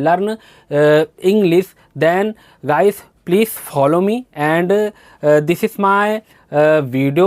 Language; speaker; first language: English; non-native, learner; Hindi